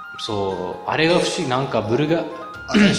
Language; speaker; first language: Japanese; non-native, fluent; Bulgarian